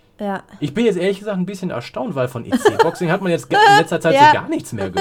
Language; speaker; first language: German; native; German